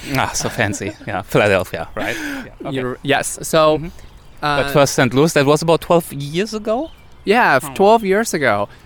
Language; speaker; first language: English; non-native, fluent; Chinese